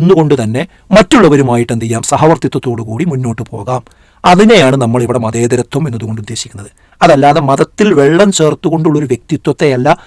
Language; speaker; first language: Malayalam; native; Malayalam